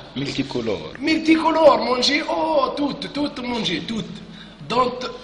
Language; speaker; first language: French; non-native, local second language; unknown